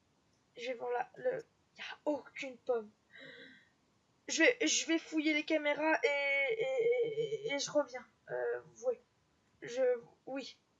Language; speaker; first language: French; native; French